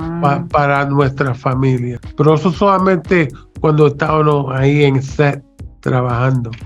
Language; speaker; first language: Spanish; early bilingual, heritage; Spanish